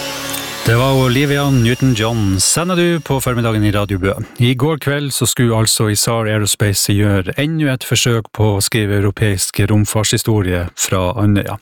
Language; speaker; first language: Norwegian; native; Norwegian